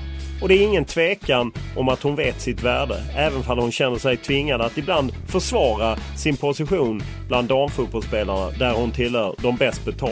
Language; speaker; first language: Swedish; native; Swedish